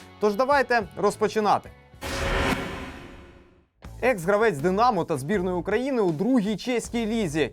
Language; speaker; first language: Ukrainian; native; Ukrainian